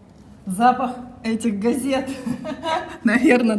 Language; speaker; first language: Russian; native; Russian